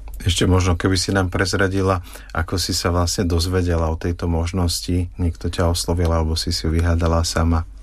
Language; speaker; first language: Slovak; native; Slovak